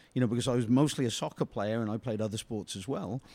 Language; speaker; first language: English; native; English